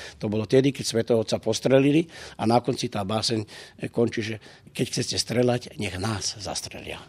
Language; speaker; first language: Slovak; early bilingual, heritage; Slovak